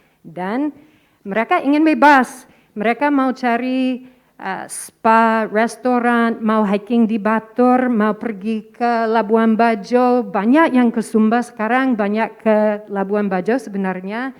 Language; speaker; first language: Indonesian; non-native, fluent; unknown